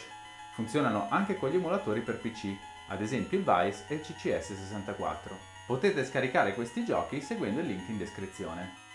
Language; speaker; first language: Italian; native; Italian